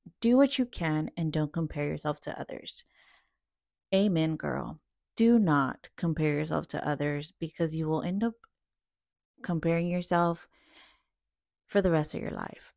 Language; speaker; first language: English; early bilingual, other home language; Spanish